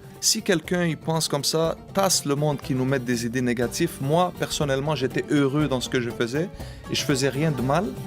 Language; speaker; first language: French; early bilingual, other home language; Arabic